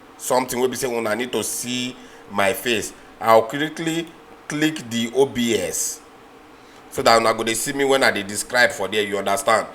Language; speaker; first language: Nigerian Pidgin; native; Nigerian Pidgin